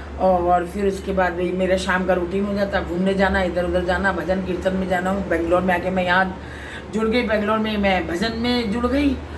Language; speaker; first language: Hindi; native; Hindi